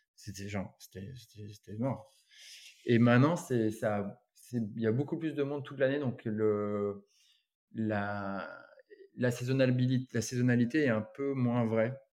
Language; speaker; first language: French; native; French